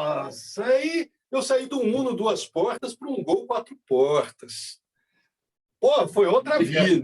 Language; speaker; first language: Portuguese; native; Portuguese